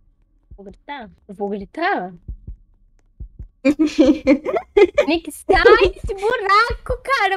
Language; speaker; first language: Portuguese; native; Portuguese